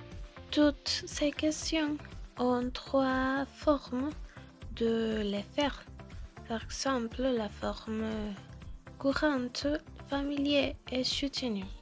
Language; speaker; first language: French; non-native, learner; Spanish